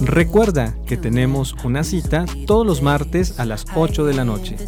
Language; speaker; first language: Spanish; native; Spanish